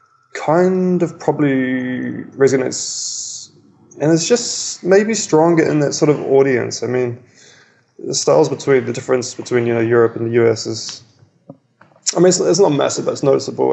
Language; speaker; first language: English; native; English